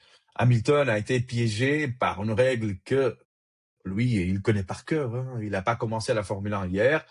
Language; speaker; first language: French; native; French